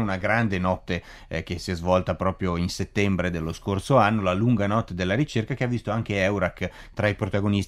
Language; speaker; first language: Italian; native; Italian